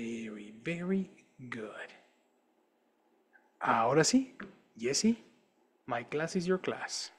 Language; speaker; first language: English; non-native, fluent; Spanish